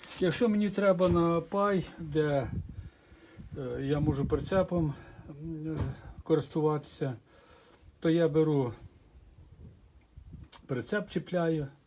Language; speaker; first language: Ukrainian; native; Ukrainian